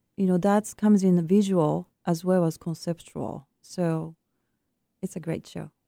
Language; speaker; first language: English; non-native, fluent; Japanese